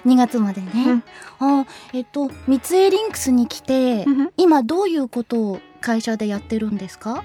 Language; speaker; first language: Japanese; native; Japanese